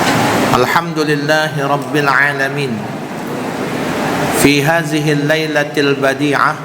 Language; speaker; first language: Arabic; non-native, fluent; Indonesian